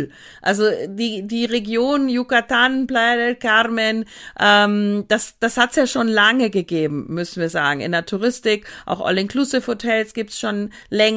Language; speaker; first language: German; native; German